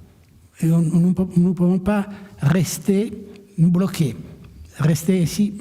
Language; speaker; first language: French; non-native, fluent; Italian